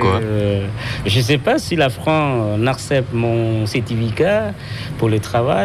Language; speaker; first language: French; non-native, local second language; Khmer